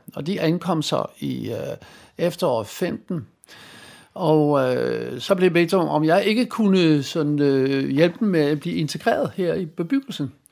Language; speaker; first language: Danish; non-native, fluent; Dutch